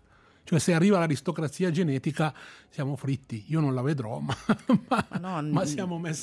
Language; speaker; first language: Italian; native; Italian